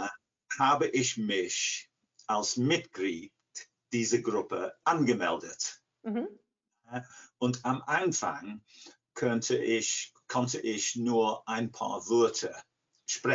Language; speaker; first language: German; non-native, fluent; English